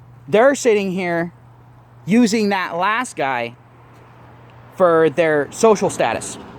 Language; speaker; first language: English; native; English